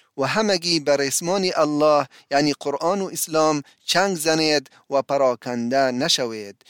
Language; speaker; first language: Persian; native; Persian